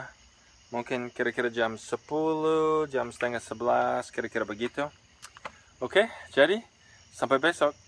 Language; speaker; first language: Indonesian; non-native, fluent; English